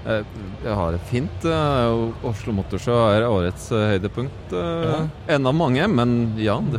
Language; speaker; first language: Norwegian; non-native, fluent; Polish